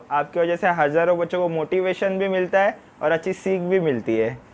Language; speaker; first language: Hindi; non-native, local second language; Marathi